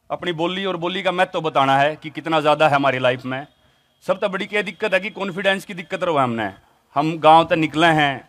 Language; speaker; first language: Hindi; native; Hindi